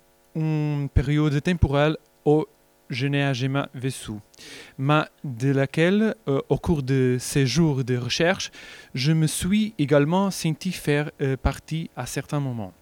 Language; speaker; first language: French; non-native, learner; Portuguese